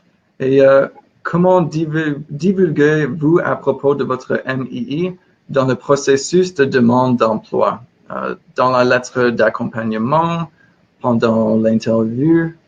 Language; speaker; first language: French; non-native, learner; English